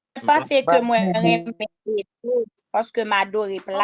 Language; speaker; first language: French; non-native, local second language; Haitian Creole